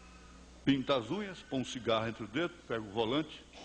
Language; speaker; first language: Portuguese; native; Portuguese